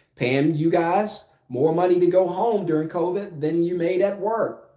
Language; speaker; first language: English; native; English